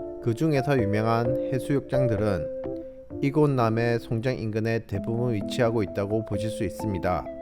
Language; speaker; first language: Korean; native; Korean